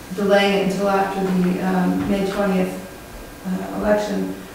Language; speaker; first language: English; native; English